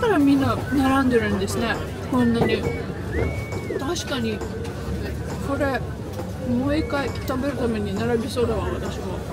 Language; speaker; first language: Japanese; non-native, fluent; Russian